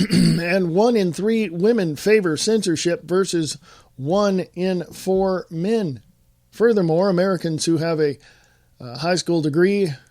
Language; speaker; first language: English; native; English